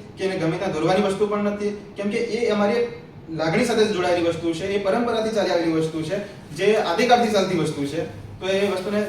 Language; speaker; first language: Gujarati; non-native, local second language; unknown